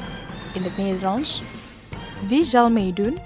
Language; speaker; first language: Dutch; non-native, learner; Indonesian